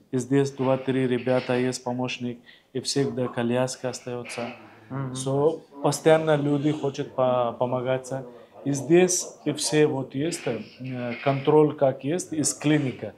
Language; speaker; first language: Russian; non-native, learner; Hindi